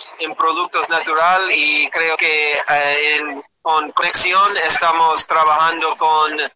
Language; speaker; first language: Spanish; non-native, learner; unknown